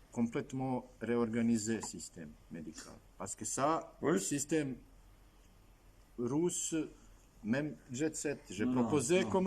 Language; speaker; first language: French; non-native, learner; Russian